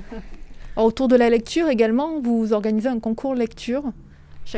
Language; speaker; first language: French; native; French